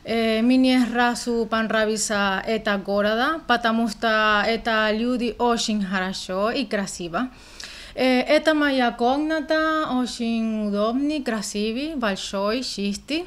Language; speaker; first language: Russian; non-native, learner; Spanish